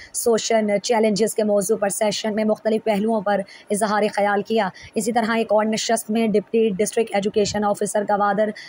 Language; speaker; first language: Urdu; non-native, local second language; Baluchi